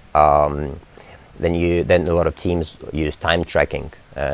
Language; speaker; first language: English; native; English